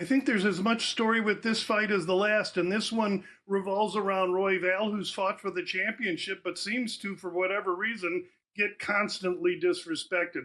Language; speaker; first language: English; native; English